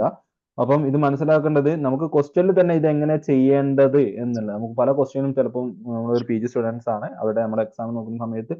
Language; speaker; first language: Malayalam; native; Malayalam